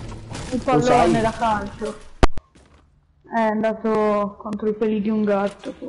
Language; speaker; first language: Italian; native; Italian